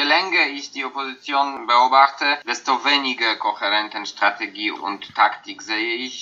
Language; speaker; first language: German; non-native, fluent; Polish